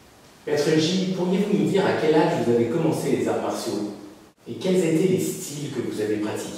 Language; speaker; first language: French; native; French